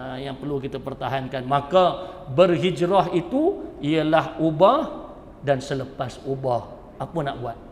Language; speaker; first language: Malay; native; Malay